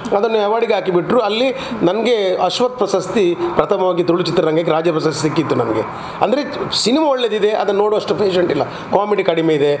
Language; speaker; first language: Kannada; non-native, local second language; Tulu